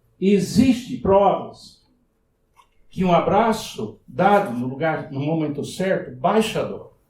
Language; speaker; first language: Portuguese; non-native, fluent; English